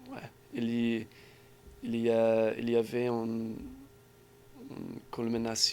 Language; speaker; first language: French; non-native, learner; English